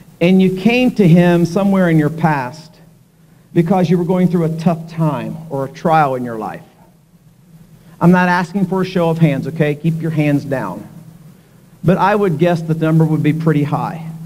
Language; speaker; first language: English; native; English